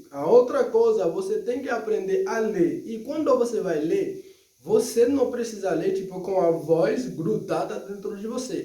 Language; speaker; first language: Portuguese; non-native, fluent; Haitian Creole